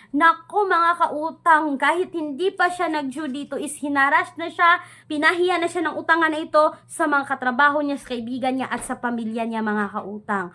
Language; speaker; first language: Filipino; non-native, local second language; Cebuano